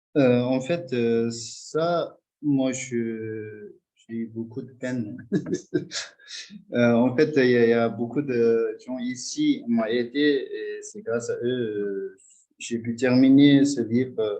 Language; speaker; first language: French; non-native, fluent; Tibetan